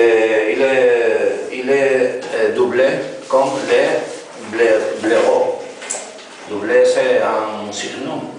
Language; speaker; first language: French; non-native, learner; Spanish